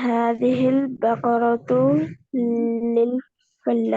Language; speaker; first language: Arabic; non-native, learner; Urdu